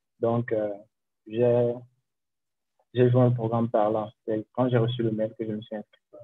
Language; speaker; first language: French; native; French